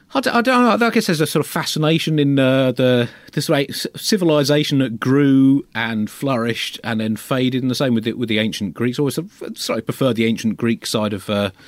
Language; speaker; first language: English; native; English